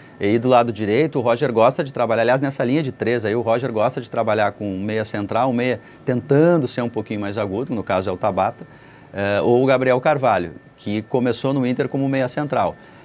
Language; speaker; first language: Portuguese; native; Portuguese